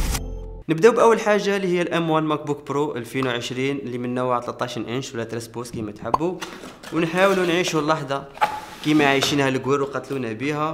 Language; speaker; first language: Arabic; native; Arabic